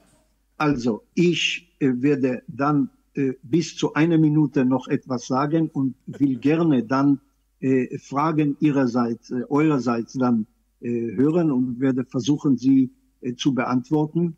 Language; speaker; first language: German; non-native, fluent; Hebrew